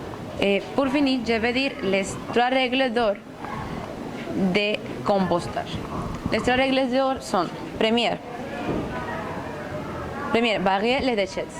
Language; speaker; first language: French; non-native, learner; Spanish